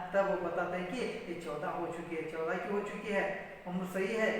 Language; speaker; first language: Hindi; non-native, local second language; Kannada